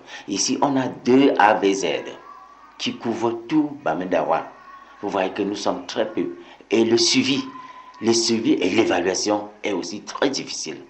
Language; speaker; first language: French; non-native, local second language; English